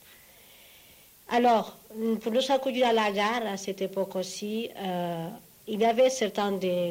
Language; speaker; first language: French; non-native, fluent; Spanish